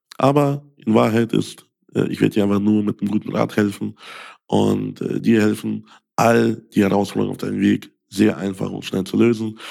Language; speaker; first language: German; early bilingual, other home language; Russian